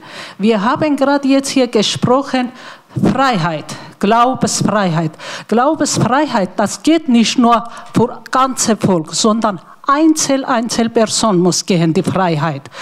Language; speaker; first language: German; non-native, learner; Armenian